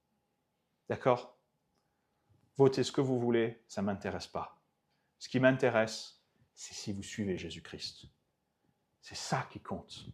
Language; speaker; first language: French; native; French